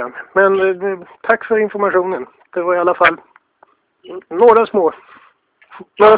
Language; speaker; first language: Swedish; native; Swedish